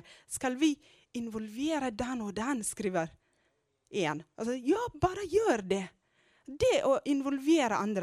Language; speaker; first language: Norwegian; non-native, fluent; Amharic